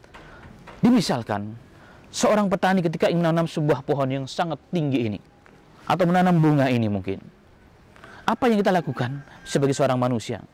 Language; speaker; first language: Indonesian; native; Indonesian